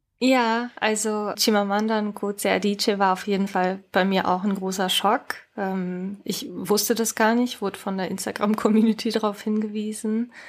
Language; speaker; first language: German; early bilingual, other home language; Japanese